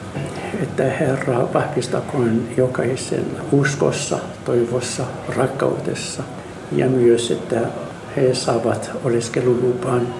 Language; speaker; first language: Finnish; non-native, fluent; Arabic